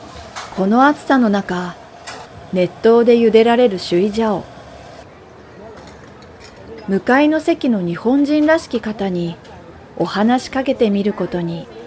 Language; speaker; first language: Japanese; native; Japanese